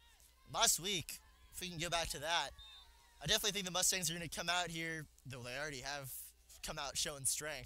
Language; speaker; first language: English; native; English